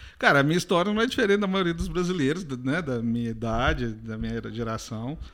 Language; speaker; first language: Portuguese; native; Portuguese